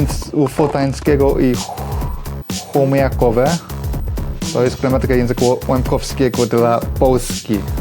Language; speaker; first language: Polish; non-native, fluent; English